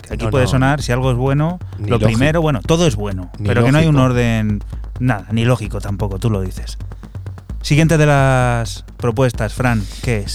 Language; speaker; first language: Spanish; native; Spanish